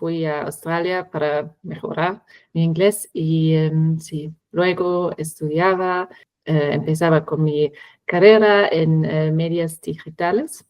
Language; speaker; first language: Spanish; non-native, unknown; German